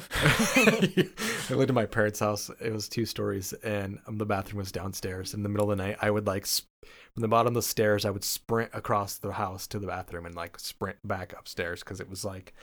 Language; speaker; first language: English; native; English